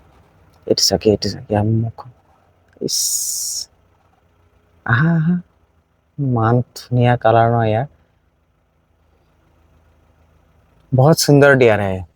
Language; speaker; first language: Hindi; non-native, local second language; Assamese